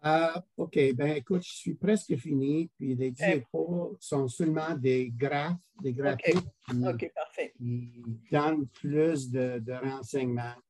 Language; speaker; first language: French; non-native, local second language; English